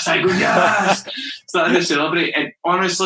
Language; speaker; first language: English; native; English